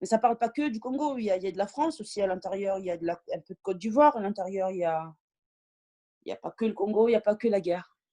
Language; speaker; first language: French; early bilingual, other home language; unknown